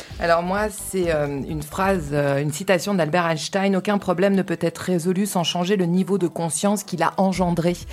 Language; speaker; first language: French; native; French